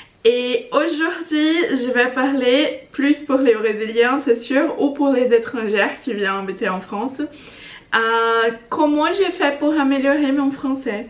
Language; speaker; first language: French; non-native, fluent; Portuguese